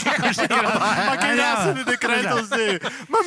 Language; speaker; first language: Italian; native; Italian